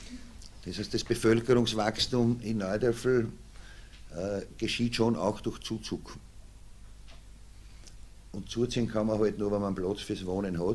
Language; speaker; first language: German; native; German